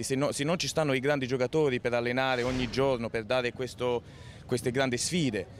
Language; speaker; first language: Italian; early bilingual, heritage; Italian